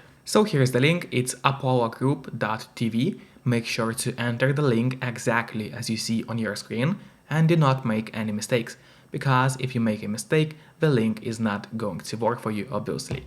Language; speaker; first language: English; non-native, fluent; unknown